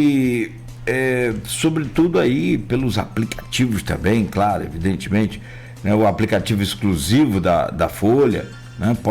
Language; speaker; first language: Portuguese; native; Portuguese